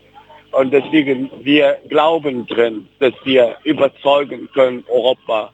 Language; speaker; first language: German; non-native, fluent; Arabic